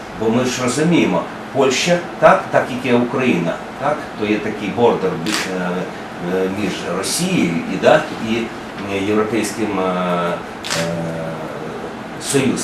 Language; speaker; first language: Ukrainian; non-native, local second language; Russian